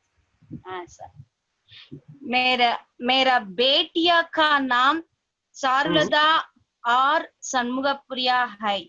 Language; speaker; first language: Hindi; non-native, learner; Tamil